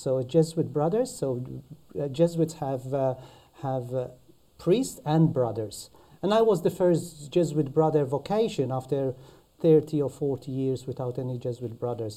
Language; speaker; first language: English; non-native, fluent; Maltese